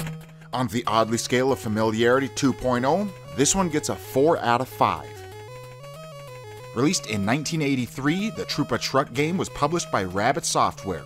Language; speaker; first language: English; native; English